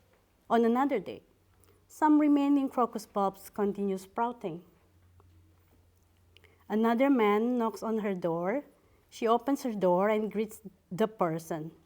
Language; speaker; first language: English; non-native, fluent; Indonesian